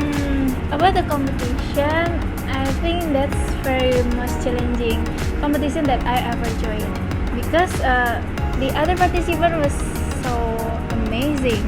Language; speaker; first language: English; non-native, learner; Indonesian